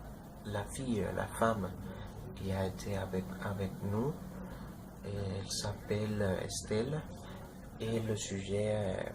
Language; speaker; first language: French; non-native, learner; Spanish